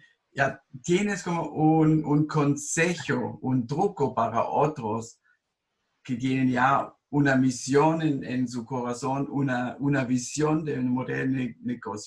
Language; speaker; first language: Spanish; non-native, fluent; German